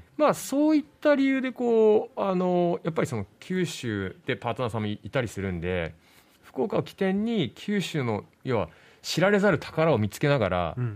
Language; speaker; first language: Japanese; native; Japanese